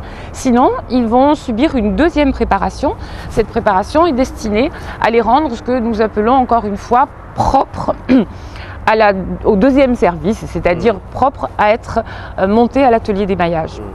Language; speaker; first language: French; native; French